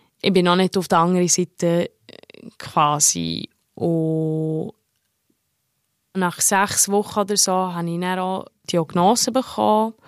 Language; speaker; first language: German; early bilingual, heritage; German